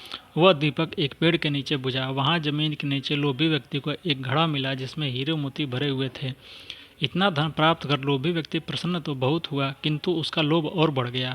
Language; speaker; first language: Hindi; native; Hindi